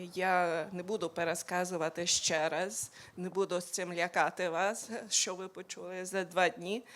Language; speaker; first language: Ukrainian; non-native, local second language; Hungarian